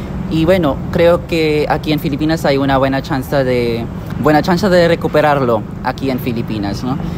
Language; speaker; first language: Spanish; non-native, fluent; Filipino